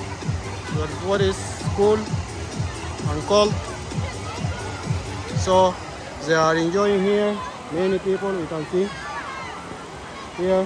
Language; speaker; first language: English; non-native, learner; Arabic